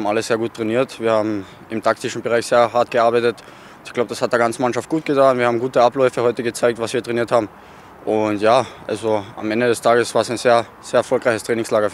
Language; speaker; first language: German; native; German